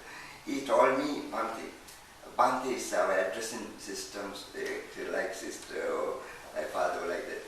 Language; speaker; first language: English; non-native, learner; Sinhala